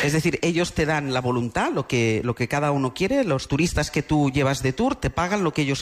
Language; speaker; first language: Spanish; native; Spanish